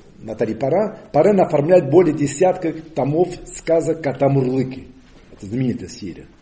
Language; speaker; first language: Russian; non-native, fluent; Occitan